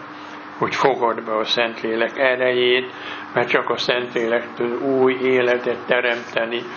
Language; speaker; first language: Hungarian; native; Hungarian